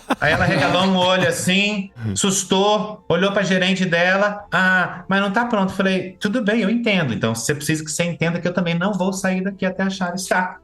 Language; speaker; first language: Portuguese; native; Portuguese